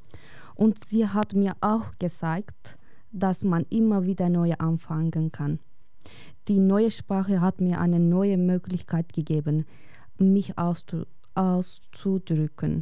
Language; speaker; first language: German; non-native, learner; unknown